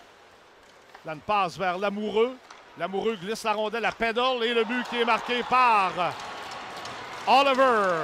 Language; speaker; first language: French; native; French